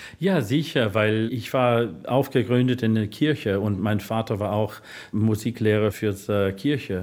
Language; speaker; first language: German; non-native, fluent; English